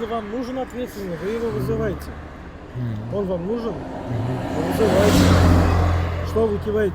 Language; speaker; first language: Russian; native; Russian